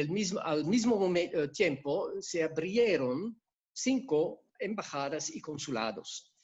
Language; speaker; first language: Spanish; non-native, fluent; French